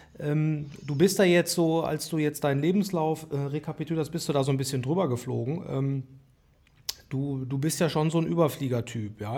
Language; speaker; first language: German; native; German